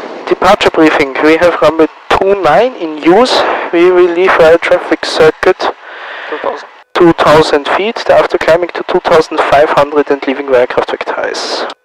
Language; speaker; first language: English; non-native, fluent; German